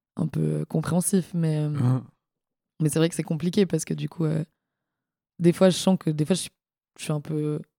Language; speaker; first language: French; native; French